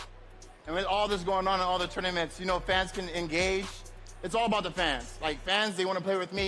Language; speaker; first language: English; native; English